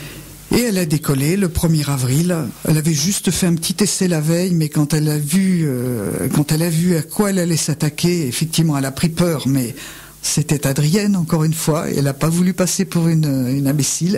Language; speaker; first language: French; native; French